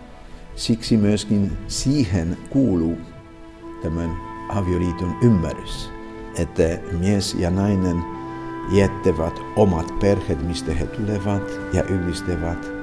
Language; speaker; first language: Finnish; non-native, fluent; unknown